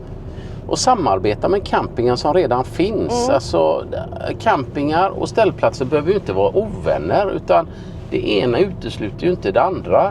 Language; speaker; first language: Swedish; native; Swedish